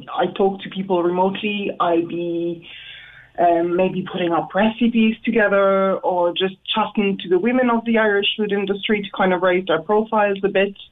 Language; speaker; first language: English; non-native, fluent; French